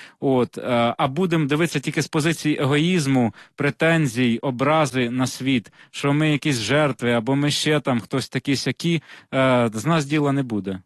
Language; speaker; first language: Ukrainian; non-native, local second language; Russian